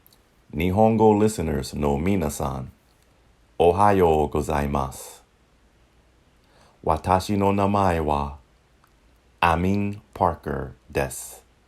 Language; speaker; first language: Japanese; non-native, fluent; English